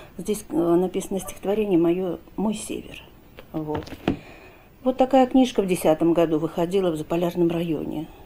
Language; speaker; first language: Russian; native; Russian